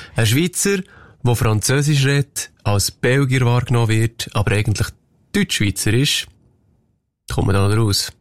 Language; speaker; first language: German; native; German